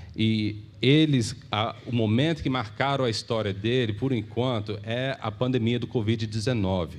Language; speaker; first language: Portuguese; early bilingual, heritage; English